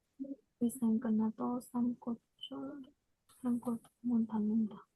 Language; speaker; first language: Korean; non-native, fluent; Vietnamese